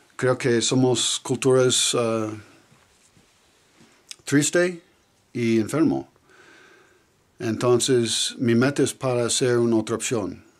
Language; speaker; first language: Spanish; non-native, learner; English